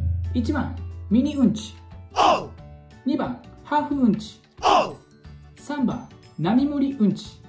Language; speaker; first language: Japanese; native; Japanese